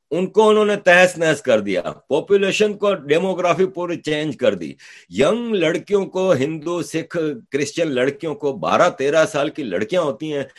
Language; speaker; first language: Urdu; native; Urdu